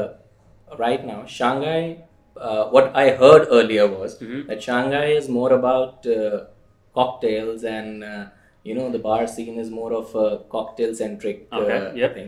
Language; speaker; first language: English; non-native, local second language; Hindi